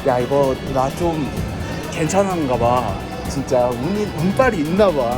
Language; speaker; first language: Korean; native; Korean